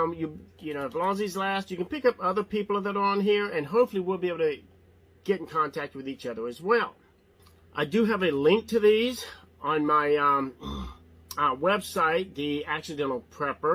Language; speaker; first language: English; native; English